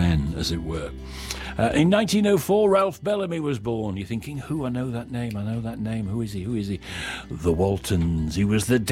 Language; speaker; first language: English; native; English